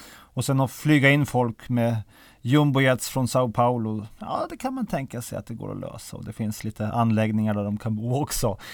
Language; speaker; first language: Swedish; native; Swedish